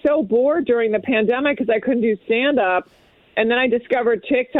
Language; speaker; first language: English; early bilingual, other home language; Spanish